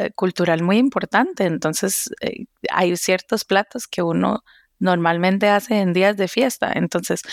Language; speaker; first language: Spanish; native; Spanish